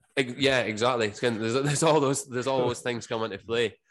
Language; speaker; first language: English; native; English